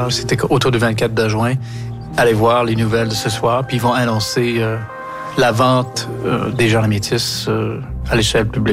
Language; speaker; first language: French; non-native, local second language; English